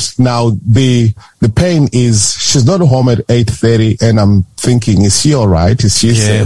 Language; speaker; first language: English; non-native, local second language; Shona